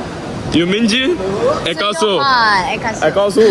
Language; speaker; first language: Chinese; non-native, learner; Malayalam